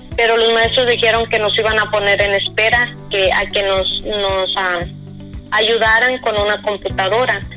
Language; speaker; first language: Spanish; native; Spanish